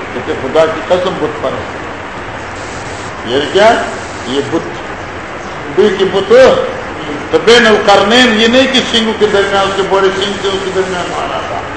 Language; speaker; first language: Urdu; non-native, local second language; Northern Hindko